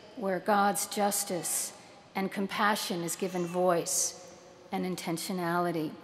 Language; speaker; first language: English; native; English